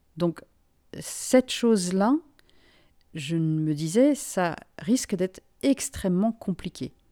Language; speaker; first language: French; non-native, local second language; Finnish